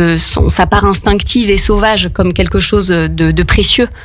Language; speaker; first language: French; native; French